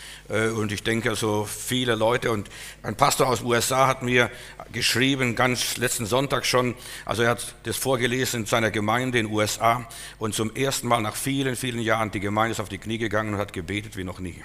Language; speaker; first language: German; native; German